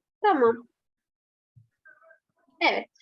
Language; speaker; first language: Turkish; non-native, fluent; Arabic